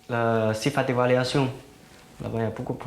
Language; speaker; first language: French; non-native, learner; Chinese